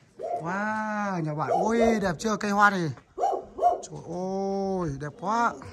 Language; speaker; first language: Vietnamese; non-native, local second language; Hmong